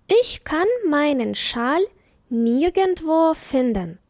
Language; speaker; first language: German; non-native, fluent; Ukrainian